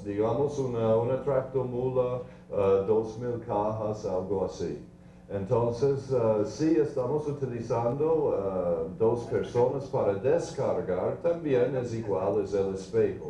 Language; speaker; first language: Spanish; non-native, fluent; English